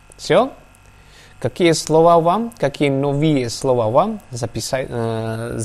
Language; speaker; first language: Russian; non-native, learner; Javanese